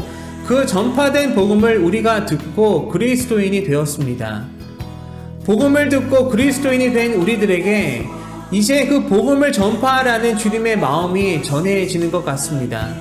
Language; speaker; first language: Korean; native; Korean